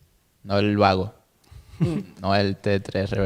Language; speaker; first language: Spanish; native; Spanish